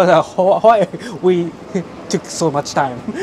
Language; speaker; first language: English; non-native, learner; Japanese